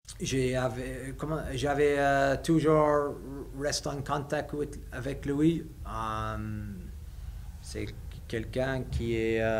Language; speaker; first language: French; non-native, learner; English